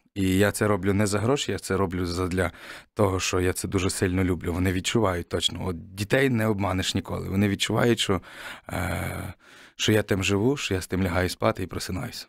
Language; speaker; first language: Ukrainian; native; Ukrainian